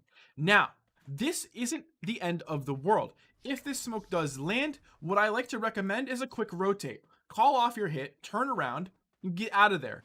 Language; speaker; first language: English; native; English